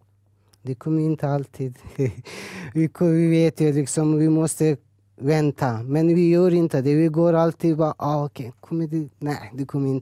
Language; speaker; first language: Swedish; early bilingual, other home language; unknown